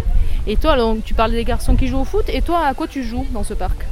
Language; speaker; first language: French; native; French